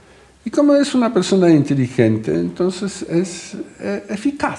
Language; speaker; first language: Spanish; non-native, fluent; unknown